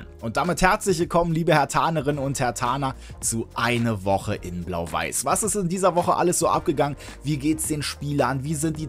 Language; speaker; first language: German; native; German